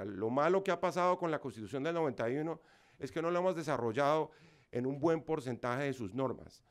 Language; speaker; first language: Spanish; native; Spanish